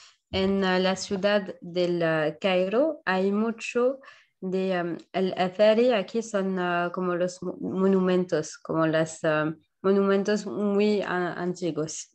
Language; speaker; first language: Spanish; non-native, learner; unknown